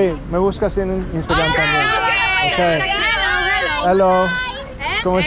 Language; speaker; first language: Spanish; non-native, learner; English